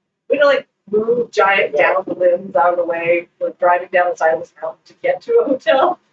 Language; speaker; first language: English; native; English